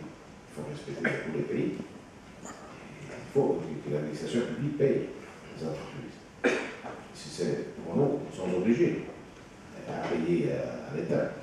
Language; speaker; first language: French; non-native, fluent; Italian